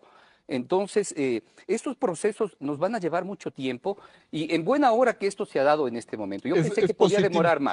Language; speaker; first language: Spanish; native; Spanish